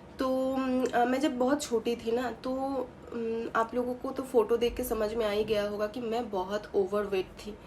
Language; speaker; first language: Hindi; non-native, local second language; Bangla